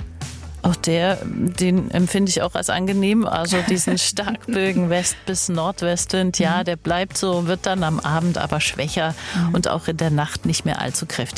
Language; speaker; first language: German; native; German